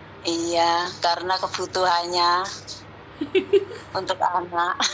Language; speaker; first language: Indonesian; non-native, local second language; Javanese